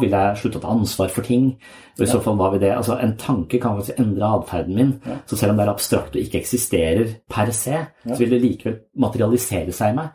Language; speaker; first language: Norwegian; native; Norwegian